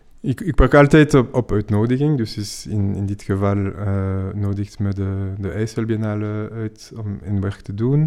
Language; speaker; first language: Dutch; non-native, fluent; French